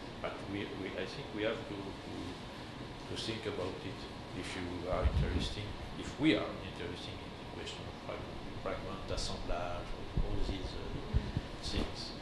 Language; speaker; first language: English; non-native, learner; French